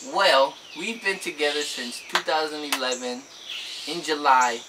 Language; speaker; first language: English; native; English